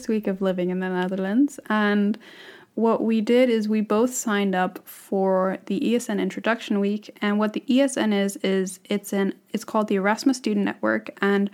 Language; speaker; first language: English; non-native, local second language; Cantonese